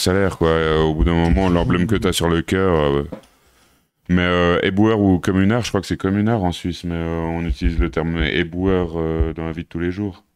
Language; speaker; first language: French; native; French